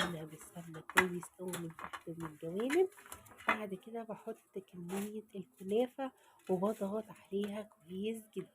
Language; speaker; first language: Arabic; native; Arabic